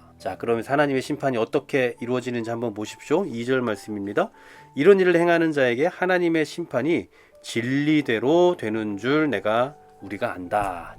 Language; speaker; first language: Korean; native; Korean